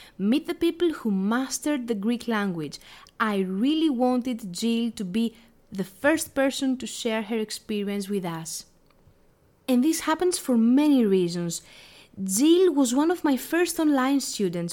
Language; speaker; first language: English; non-native, fluent; Greek